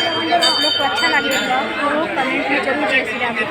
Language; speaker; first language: Hindi; non-native, local second language; Awadhi